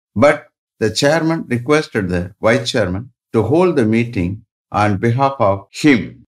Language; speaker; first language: English; non-native, local second language; Tamil